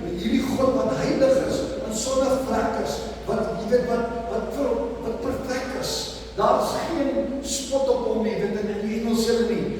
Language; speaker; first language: Afrikaans; non-native, local second language; English